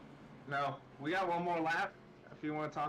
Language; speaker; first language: English; native; English